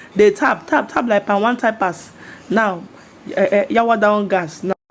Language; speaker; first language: Nigerian Pidgin; native; Nigerian Pidgin